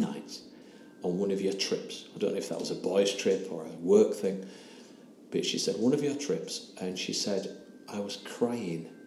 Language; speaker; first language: English; native; English